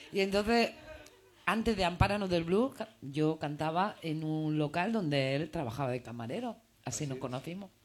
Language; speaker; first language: Spanish; native; Spanish